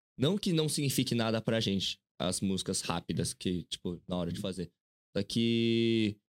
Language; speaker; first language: Portuguese; early bilingual, other home language; Korean